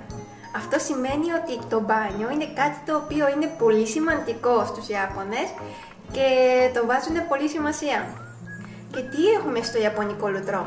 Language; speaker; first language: Greek; non-native, fluent; Japanese